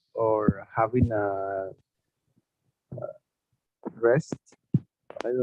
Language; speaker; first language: English; non-native, learner; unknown